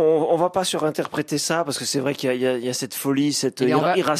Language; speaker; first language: French; native; French